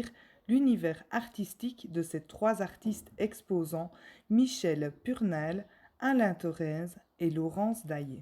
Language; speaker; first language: French; native; French